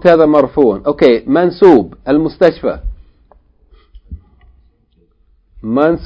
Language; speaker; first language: Arabic; non-native, fluent; English